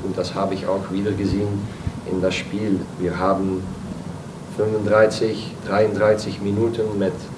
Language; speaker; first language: German; non-native, fluent; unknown